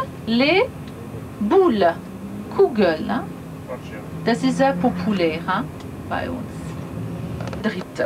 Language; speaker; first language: German; non-native, fluent; French